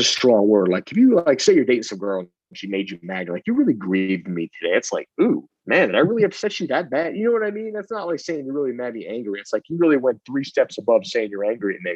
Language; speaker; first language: English; native; English